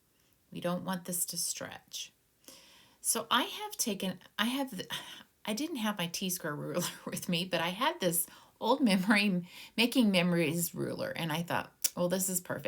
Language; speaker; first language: English; native; English